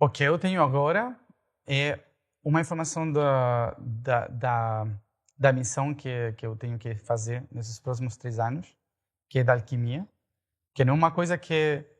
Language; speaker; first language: Portuguese; non-native, fluent; Spanish